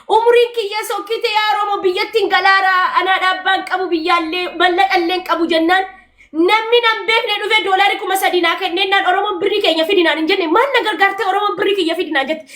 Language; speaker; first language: Oromo; non-native, local second language; Amharic